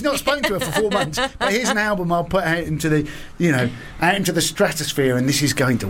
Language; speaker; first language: English; native; English